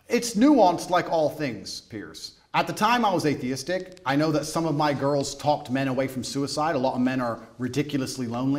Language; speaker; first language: English; native; English